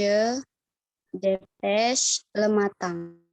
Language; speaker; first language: French; non-native, learner; Indonesian